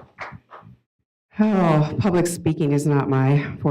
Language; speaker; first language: English; native; English